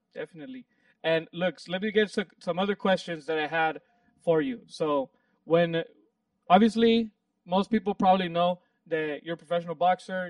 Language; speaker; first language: English; early bilingual, other home language; Spanish